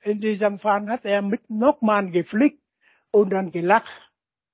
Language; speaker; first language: German; non-native, learner; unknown